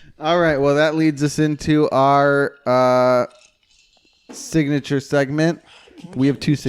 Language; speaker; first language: English; native; English